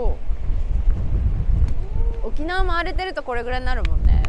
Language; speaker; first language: Japanese; native; Japanese